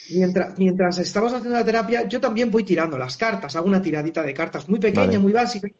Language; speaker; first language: Spanish; native; Spanish